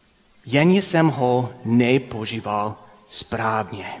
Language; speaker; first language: Czech; non-native, fluent; English